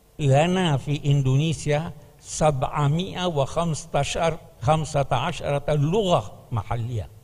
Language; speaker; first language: Arabic; non-native, fluent; Indonesian